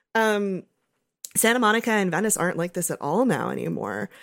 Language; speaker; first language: English; native; English